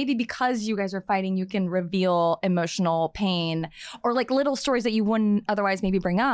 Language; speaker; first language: English; native; English